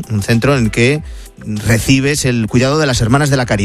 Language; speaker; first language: Spanish; native; Spanish